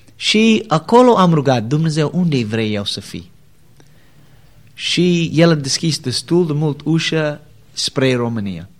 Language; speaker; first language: Romanian; non-native, learner; English